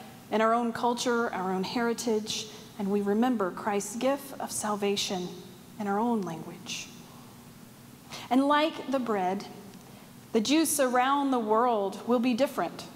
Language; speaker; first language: English; native; English